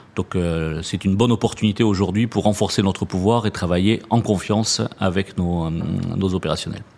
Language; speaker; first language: French; native; French